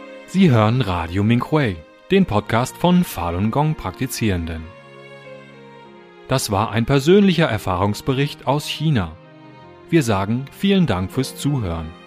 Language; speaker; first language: German; native; German